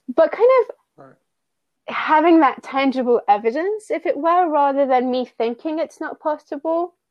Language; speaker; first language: English; early bilingual, other home language; Persian